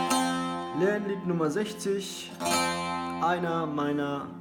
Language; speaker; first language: German; non-native, fluent; Kurdish